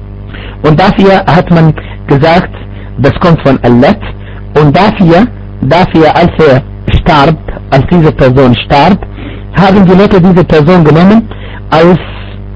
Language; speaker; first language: German; non-native, fluent; Arabic